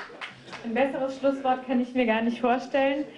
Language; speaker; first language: German; native; German